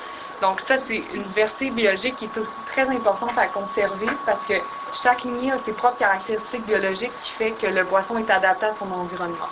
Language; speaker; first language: French; native; French